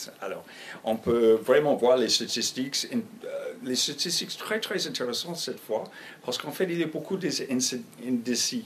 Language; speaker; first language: French; non-native, fluent; English